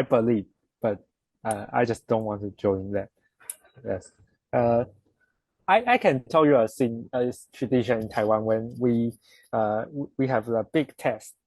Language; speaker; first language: English; non-native, learner; Chinese